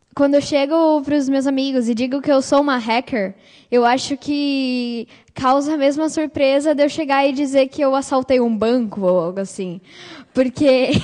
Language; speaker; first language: Portuguese; native; Portuguese